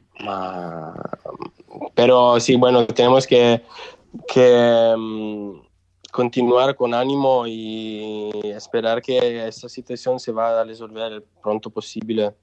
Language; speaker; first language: Spanish; non-native, local second language; Italian